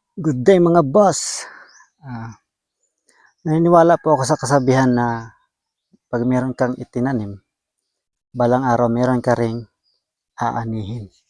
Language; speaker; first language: Filipino; non-native, local second language; Cebuano